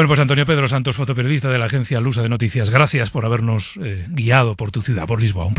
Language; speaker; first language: Spanish; native; Spanish